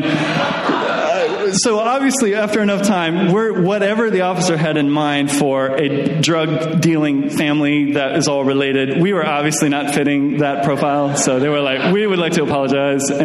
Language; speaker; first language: English; native; English